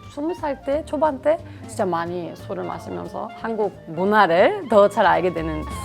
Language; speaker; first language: Korean; non-native, fluent; German